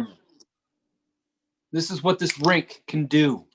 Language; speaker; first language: English; native; English